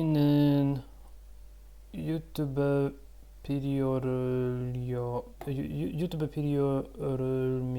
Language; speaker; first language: Korean; non-native, learner; Russian